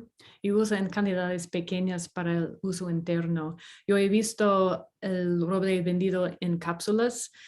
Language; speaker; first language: Spanish; non-native, fluent; English